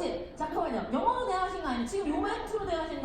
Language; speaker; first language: Korean; native; Korean